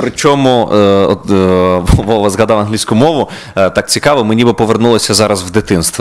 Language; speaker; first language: Ukrainian; native; Ukrainian